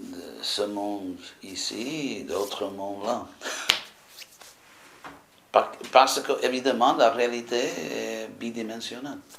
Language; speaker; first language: French; non-native, fluent; English